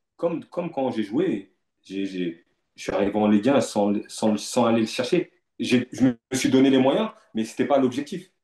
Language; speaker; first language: French; native; French